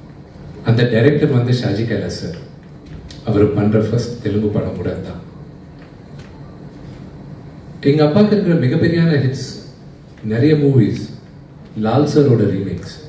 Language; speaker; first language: Tamil; non-native, local second language; Telugu